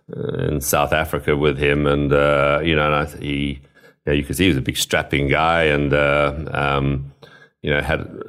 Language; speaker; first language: English; native; English